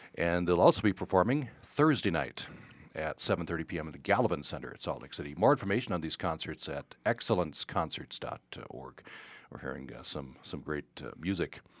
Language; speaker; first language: English; native; English